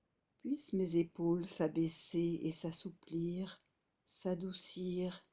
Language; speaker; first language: French; native; French